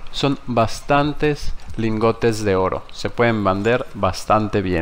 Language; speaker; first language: Spanish; native; Spanish